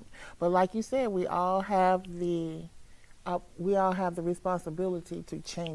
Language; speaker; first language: English; native; English